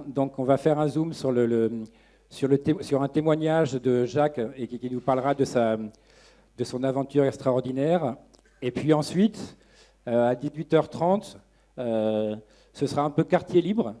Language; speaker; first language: French; native; French